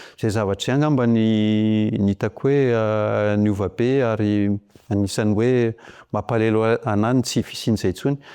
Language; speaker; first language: Malagasy; non-native, local second language; French